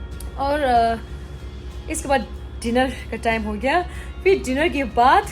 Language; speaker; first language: Hindi; non-native, local second language; Tibetan